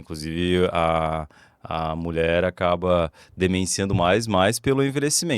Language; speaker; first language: Portuguese; native; Portuguese